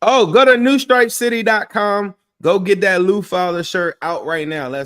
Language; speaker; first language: English; native; English